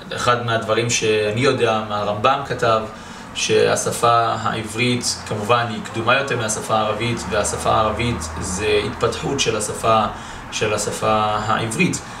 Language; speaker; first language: Hebrew; native; Hebrew